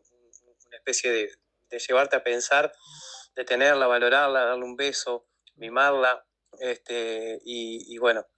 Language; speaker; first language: Spanish; native; Spanish